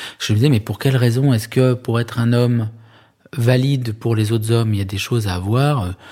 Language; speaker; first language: French; native; French